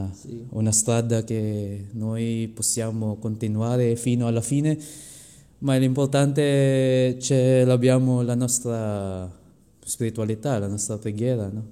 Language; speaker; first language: Italian; non-native, fluent; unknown